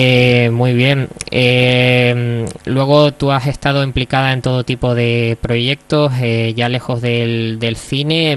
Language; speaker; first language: Spanish; native; Spanish